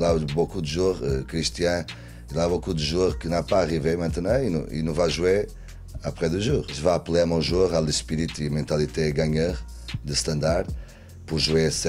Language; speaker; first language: French; non-native, learner; Portuguese